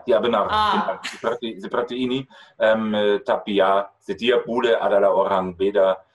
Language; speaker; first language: Indonesian; non-native, fluent; German